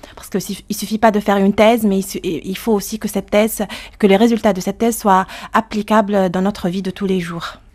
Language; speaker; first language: French; non-native, local second language; Arabic